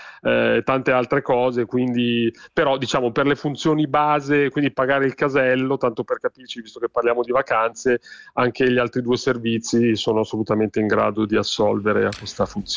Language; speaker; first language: Italian; native; Italian